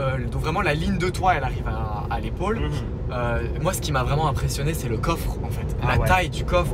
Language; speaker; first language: French; native; French